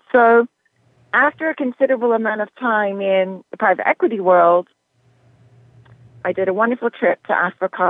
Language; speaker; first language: English; native; English